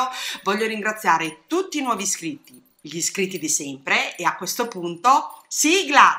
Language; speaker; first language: Italian; native; Italian